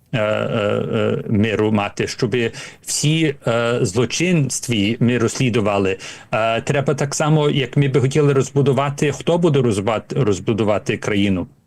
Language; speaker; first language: Ukrainian; early bilingual, heritage; Ukrainian